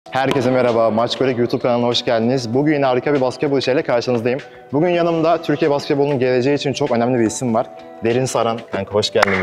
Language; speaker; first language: Turkish; native; Turkish